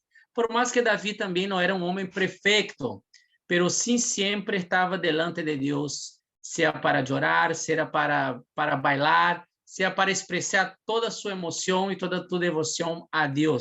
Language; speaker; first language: Spanish; non-native, fluent; Portuguese